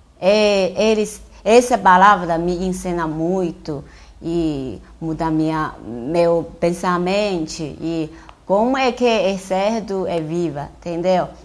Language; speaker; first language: Portuguese; non-native, learner; Chinese